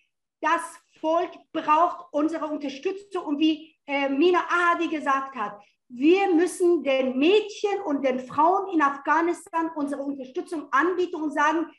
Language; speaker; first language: German; non-native, fluent; Persian